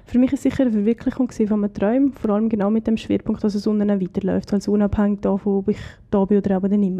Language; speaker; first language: German; native; German